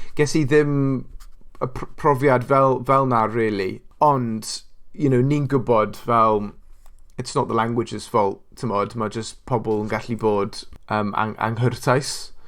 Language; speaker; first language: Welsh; non-native, local second language; English